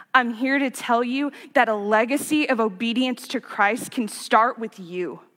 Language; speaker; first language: English; native; English